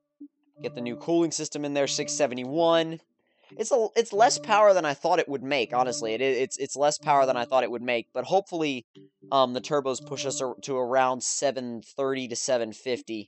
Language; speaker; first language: English; native; English